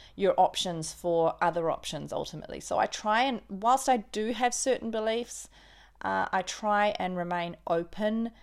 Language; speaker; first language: English; native; English